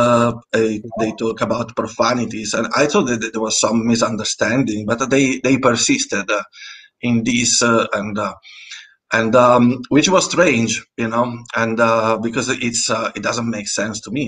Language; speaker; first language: English; non-native, fluent; Italian